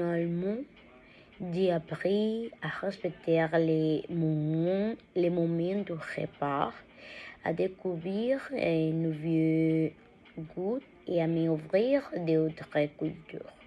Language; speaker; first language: French; non-native, learner; Spanish